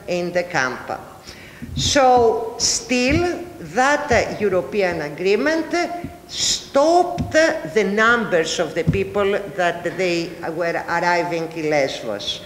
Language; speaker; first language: English; non-native, fluent; Greek